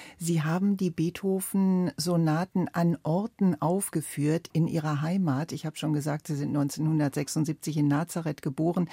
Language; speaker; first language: German; native; German